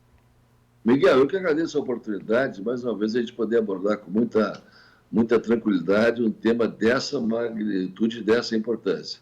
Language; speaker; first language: Portuguese; native; Portuguese